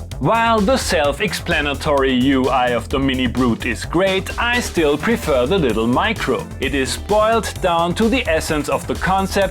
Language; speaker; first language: English; non-native, fluent; German